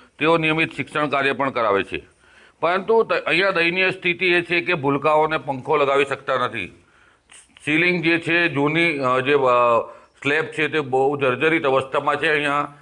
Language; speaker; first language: Gujarati; native; Gujarati